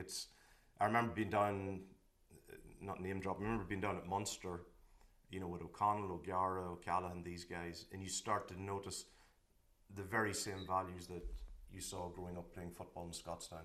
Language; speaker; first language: English; native; English